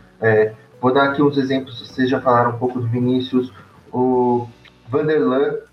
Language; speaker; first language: Portuguese; native; Portuguese